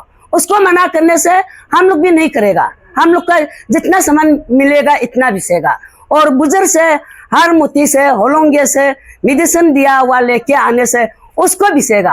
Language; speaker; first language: Hindi; non-native, local second language; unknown